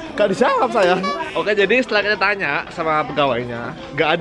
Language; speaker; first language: Indonesian; native; Indonesian